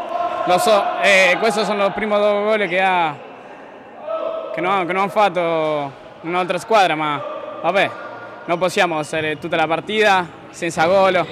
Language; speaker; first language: Italian; non-native, learner; Spanish